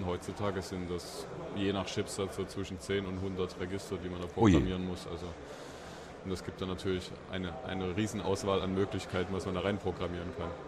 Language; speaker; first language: German; native; German